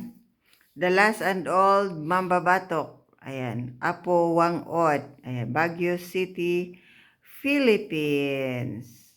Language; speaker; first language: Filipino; non-native, local second language; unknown